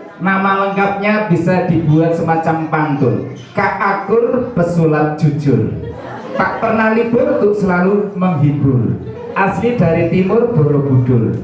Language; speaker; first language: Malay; non-native, local second language; Javanese